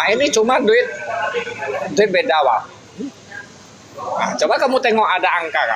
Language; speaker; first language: Indonesian; non-native, learner; Vietnamese